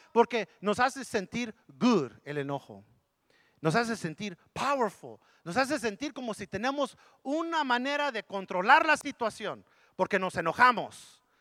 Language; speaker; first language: Spanish; early bilingual, heritage; Spanish